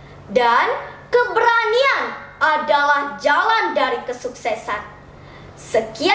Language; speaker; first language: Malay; non-native, local second language; Balinese